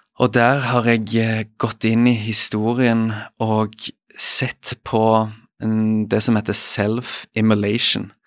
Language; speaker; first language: Norwegian; native; Norwegian